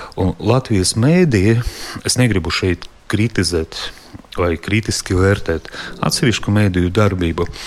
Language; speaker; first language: Latvian; non-native, local second language; Russian